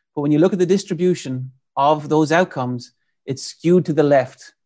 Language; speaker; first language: English; native; English